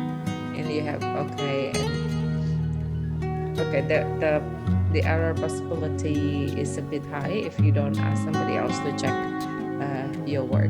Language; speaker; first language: English; non-native, fluent; Indonesian